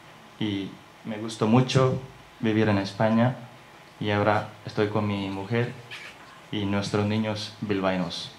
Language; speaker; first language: Spanish; non-native, learner; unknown